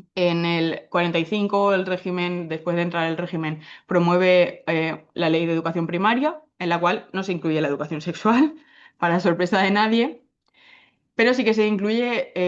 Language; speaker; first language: Spanish; native; Spanish